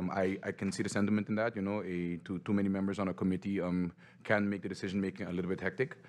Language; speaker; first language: English; native; English